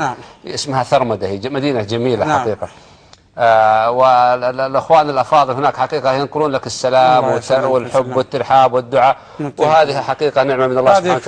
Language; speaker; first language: Arabic; native; Arabic